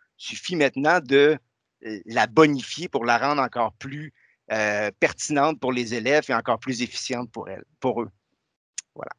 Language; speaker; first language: French; native; French